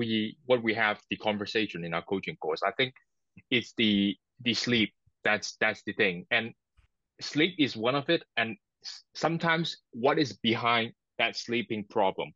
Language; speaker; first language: English; non-native, local second language; Cantonese